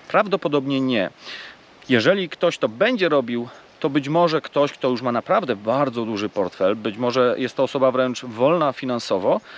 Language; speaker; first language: Polish; native; Polish